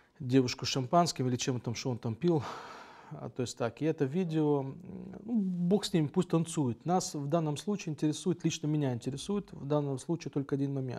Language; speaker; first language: Russian; native; Russian